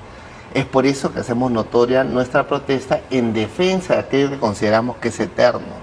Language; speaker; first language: Spanish; native; Spanish